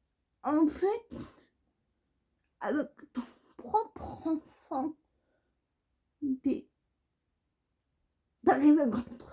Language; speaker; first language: French; non-native, learner; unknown